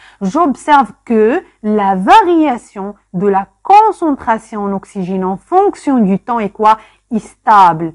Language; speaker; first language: French; non-native, local second language; Arabic